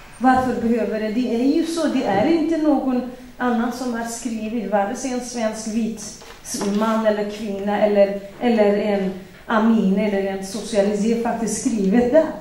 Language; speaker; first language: Swedish; non-native, fluent; Central Kurdish